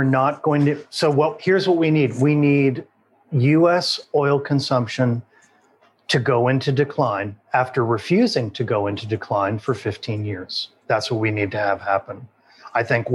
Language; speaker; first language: English; native; English